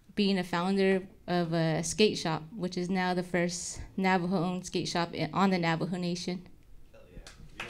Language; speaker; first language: English; native; English